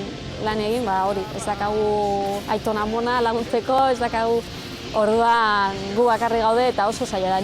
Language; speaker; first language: Basque; non-native, learner; Spanish